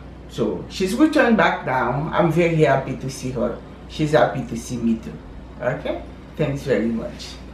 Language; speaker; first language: English; non-native, learner; Haitian Creole